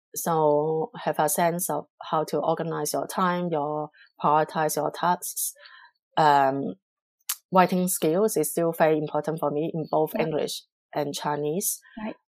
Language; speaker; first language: English; non-native, local second language; Cantonese